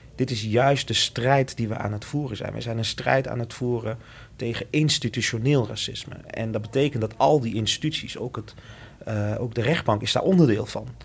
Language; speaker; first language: Dutch; early bilingual, other home language; Lingala